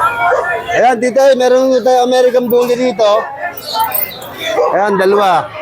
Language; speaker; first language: Filipino; native; Filipino